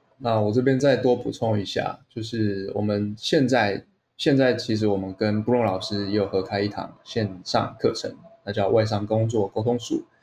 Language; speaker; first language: Chinese; native; Chinese